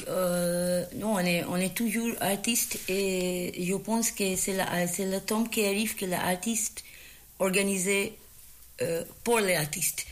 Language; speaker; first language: French; non-native, learner; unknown